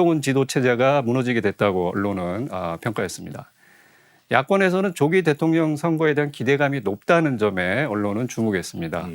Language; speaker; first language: Korean; native; Korean